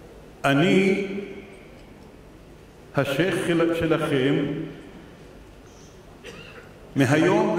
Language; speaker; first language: Hebrew; non-native, local second language; Arabic